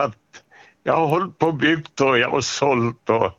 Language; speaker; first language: Swedish; native; Swedish